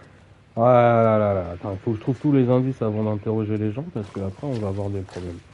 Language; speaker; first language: French; native; French